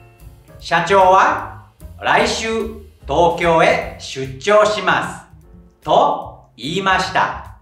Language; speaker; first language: Japanese; non-native, fluent; Indonesian